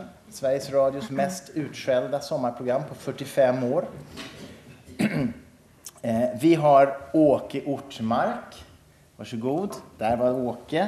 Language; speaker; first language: Swedish; native; Swedish